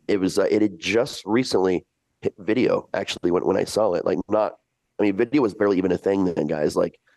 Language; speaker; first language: English; early bilingual, other home language; Italian